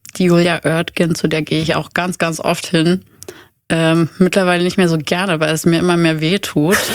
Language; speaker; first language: German; native; German